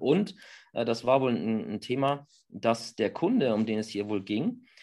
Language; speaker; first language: German; native; German